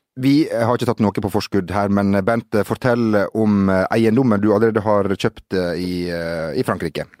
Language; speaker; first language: Norwegian; native; Norwegian